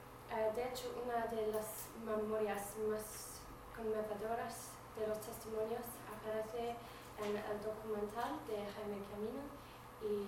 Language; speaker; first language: Spanish; non-native, fluent; English